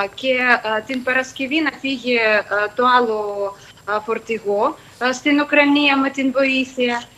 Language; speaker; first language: Greek; non-native, fluent; Ukrainian